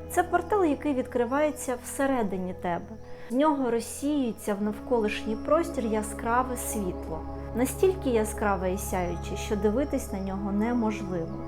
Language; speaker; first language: Ukrainian; native; Ukrainian